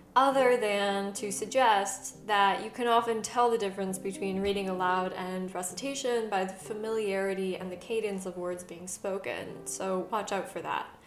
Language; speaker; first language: English; native; English